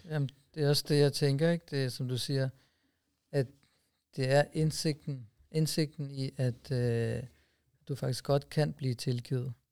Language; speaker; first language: Danish; early bilingual, other home language; Urdu